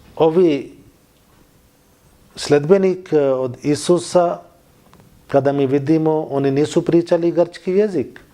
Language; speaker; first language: Bosnian; non-native, learner; Urdu